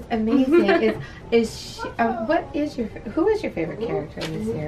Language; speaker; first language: English; native; English